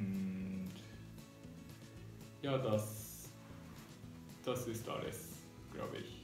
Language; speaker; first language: German; non-native, learner; Japanese